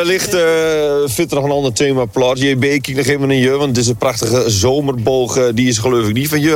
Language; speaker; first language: Dutch; native; Dutch